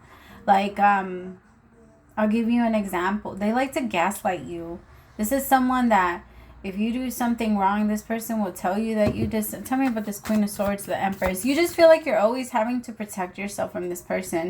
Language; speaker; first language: English; native; English